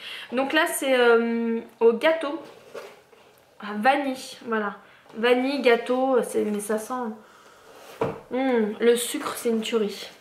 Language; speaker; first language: French; native; French